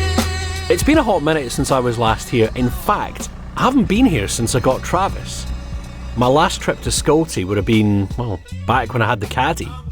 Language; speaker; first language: English; native; English